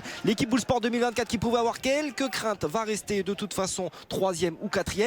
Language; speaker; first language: French; native; French